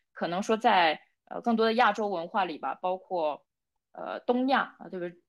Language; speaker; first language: Chinese; non-native, local second language; Korean